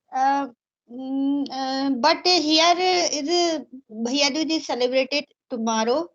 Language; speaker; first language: English; non-native, learner; Hindi